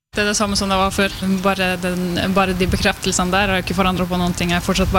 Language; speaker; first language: Norwegian; native; Norwegian